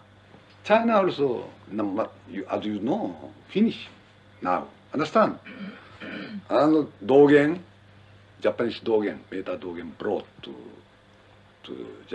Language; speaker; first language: English; non-native, learner; Japanese